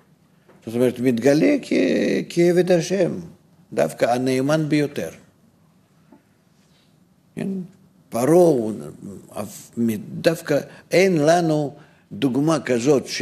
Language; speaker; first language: Hebrew; non-native, fluent; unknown